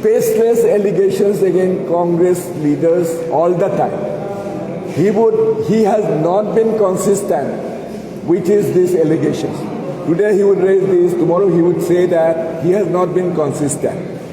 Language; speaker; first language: English; non-native, local second language; Assamese